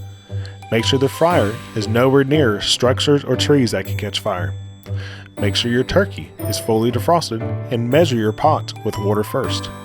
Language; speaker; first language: English; native; English